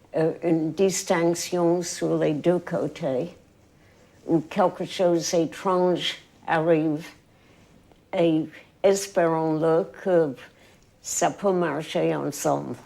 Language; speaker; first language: French; non-native, fluent; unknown